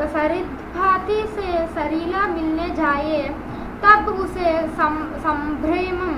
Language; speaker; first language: Hindi; non-native, local second language; Telugu